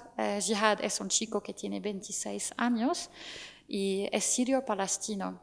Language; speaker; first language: Spanish; non-native, fluent; Arabic